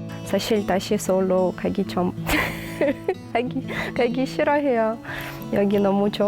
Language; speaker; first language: Korean; non-native, learner; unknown